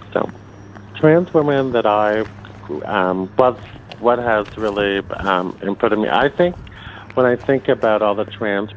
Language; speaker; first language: English; native; English